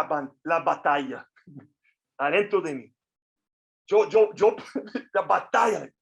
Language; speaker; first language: Spanish; non-native, fluent; English